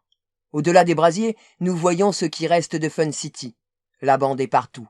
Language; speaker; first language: French; native; French